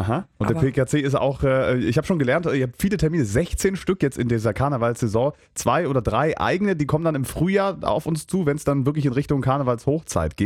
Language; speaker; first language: German; native; German